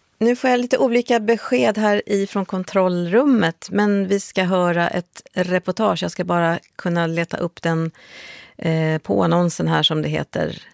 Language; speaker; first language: Swedish; native; Swedish